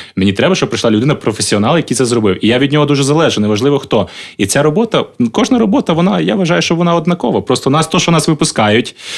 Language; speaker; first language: Ukrainian; native; Ukrainian